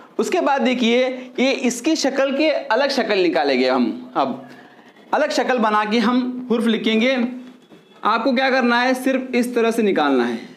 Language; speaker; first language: Hindi; native; Hindi